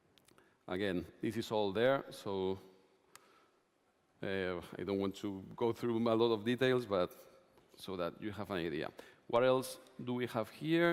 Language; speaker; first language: English; non-native, fluent; Spanish